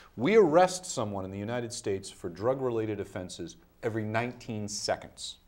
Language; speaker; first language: English; native; English